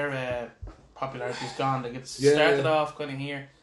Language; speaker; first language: English; native; English